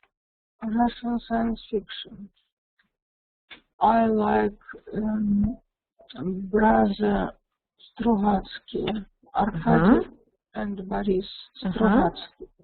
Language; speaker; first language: English; non-native, learner; Russian